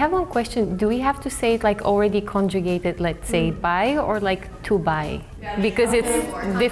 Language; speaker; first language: English; non-native, fluent; Bulgarian